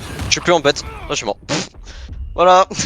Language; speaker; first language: French; native; French